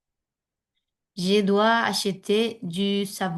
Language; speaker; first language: French; non-native, learner; Spanish